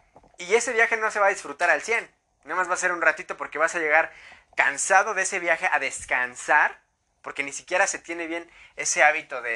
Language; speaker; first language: Spanish; native; Spanish